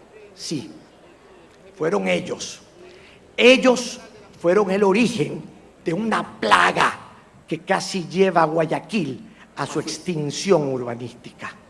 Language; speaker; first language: Spanish; native; Spanish